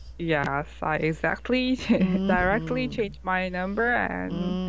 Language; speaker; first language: English; non-native, learner; Korean